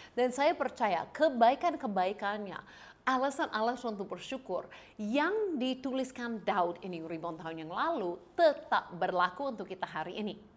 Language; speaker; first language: Indonesian; non-native, fluent; English